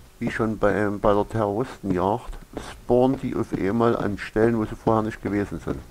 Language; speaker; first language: German; native; German